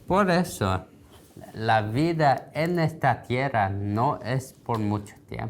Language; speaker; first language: Spanish; non-native, learner; Korean